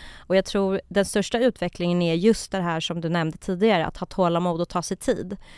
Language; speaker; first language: Swedish; early bilingual, other home language; Kurdish